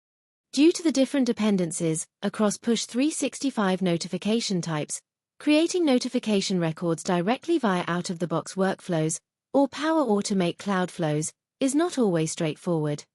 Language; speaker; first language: English; non-native, fluent; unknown